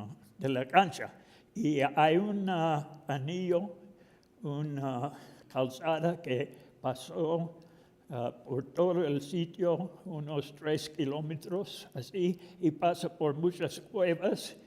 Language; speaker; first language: Spanish; non-native, fluent; English